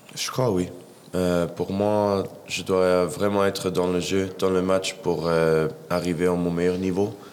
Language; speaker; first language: French; non-native, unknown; English